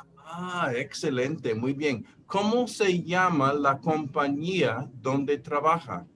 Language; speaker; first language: Spanish; non-native, fluent; English